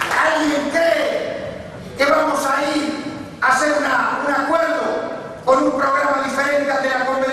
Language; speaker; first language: Spanish; native; Spanish